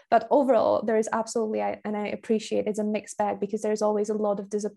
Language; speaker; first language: English; non-native, fluent; Slovak